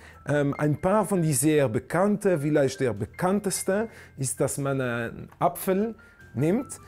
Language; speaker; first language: German; non-native, fluent; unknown